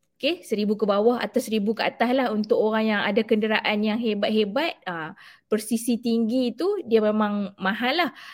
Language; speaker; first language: Malay; native; Malay